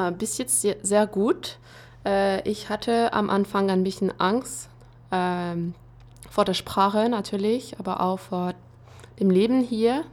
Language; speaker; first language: German; non-native, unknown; French